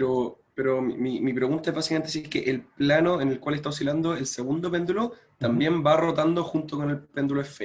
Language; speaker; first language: Spanish; native; Spanish